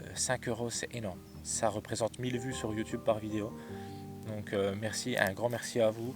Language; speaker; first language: French; native; French